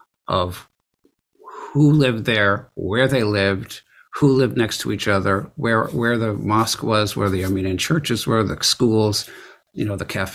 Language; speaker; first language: English; early bilingual, other home language; Armenian